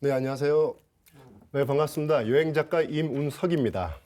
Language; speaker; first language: Korean; native; Korean